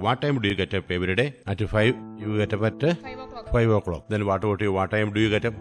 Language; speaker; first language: English; non-native, local second language; Malayalam